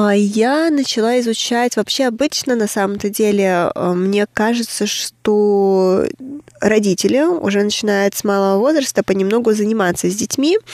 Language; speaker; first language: Russian; native; Russian